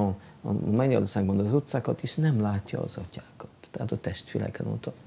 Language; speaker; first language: Hungarian; non-native, fluent; Polish